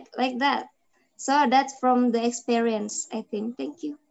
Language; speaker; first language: English; non-native, learner; Indonesian